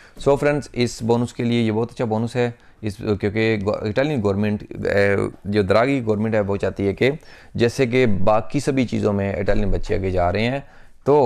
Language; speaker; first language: Urdu; non-native, local second language; Punjabi